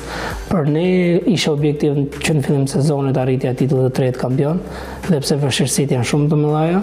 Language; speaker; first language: Albanian; native; Albanian